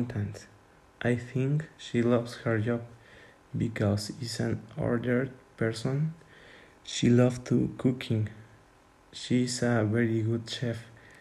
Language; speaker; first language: English; non-native, learner; Spanish